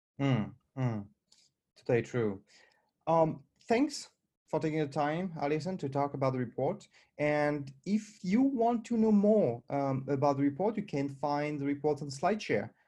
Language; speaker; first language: English; non-native, fluent; French